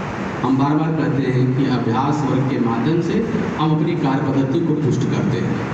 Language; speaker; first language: Hindi; native; Hindi